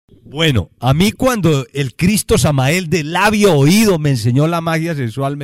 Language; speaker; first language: Spanish; native; Spanish